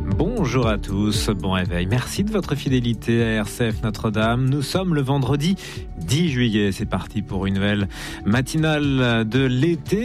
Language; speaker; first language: French; native; French